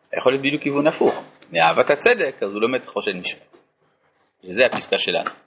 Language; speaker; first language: Hebrew; non-native, fluent; French